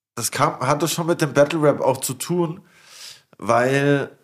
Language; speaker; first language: German; native; German